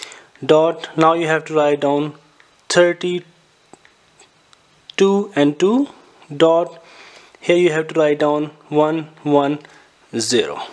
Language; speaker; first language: English; non-native, fluent; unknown